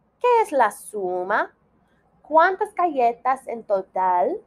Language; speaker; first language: Spanish; non-native, fluent; English